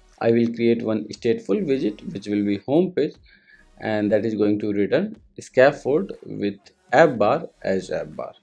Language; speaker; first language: English; non-native, local second language; Hindi